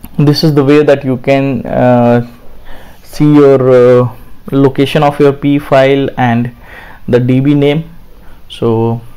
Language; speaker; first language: English; non-native, local second language; Hindi